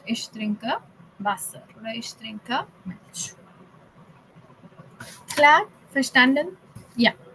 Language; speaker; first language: German; non-native, fluent; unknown